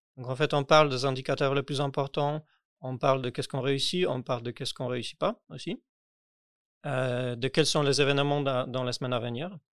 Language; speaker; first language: French; non-native, fluent; Polish